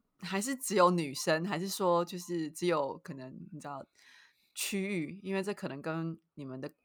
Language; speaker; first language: Chinese; native; Chinese